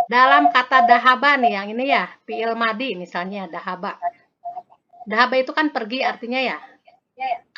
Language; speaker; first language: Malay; non-native, local second language; Sundanese